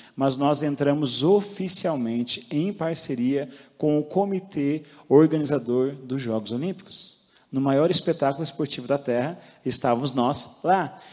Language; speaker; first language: Portuguese; native; Portuguese